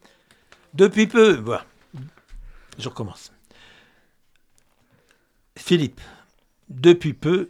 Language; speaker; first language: French; native; French